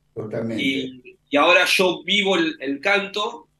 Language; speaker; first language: Spanish; native; Spanish